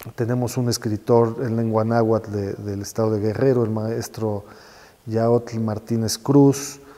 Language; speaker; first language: Spanish; native; Spanish